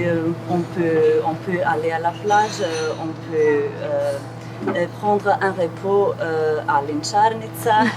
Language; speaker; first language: French; non-native, learner; Croatian